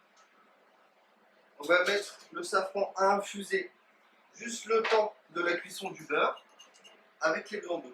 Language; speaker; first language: French; native; French